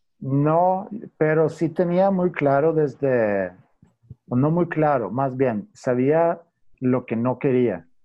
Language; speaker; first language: Spanish; non-native, fluent; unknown